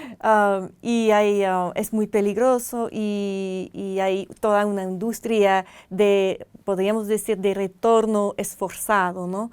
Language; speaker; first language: Spanish; non-native, fluent; French